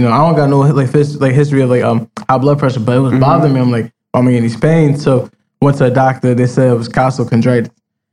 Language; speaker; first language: English; native; English